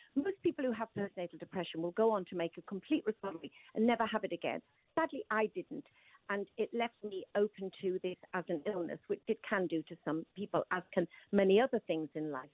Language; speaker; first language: English; native; English